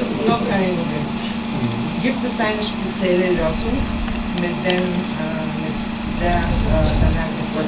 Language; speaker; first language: German; non-native, fluent; Bulgarian